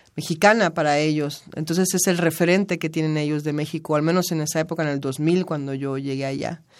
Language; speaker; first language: Spanish; native; Spanish